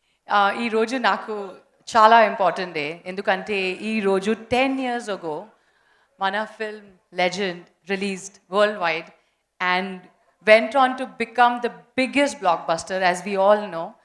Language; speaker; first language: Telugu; non-native, fluent; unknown